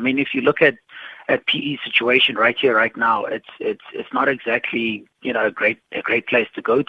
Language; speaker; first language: English; non-native, local second language; Xhosa